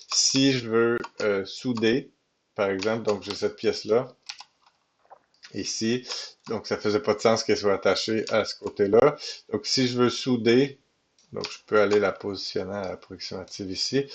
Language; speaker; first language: French; native; French